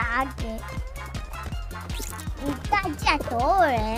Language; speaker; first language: Italian; early bilingual, heritage; Italian